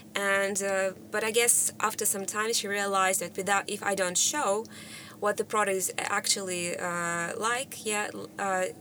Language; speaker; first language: English; non-native, fluent; Russian